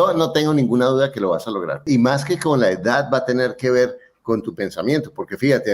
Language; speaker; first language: Spanish; native; Spanish